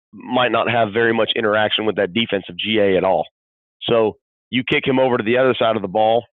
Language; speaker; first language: English; native; English